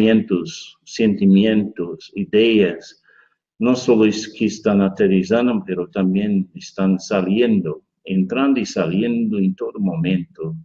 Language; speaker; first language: Spanish; non-native, fluent; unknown